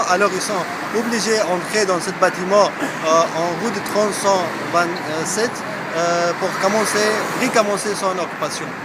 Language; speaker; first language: French; non-native, learner; Persian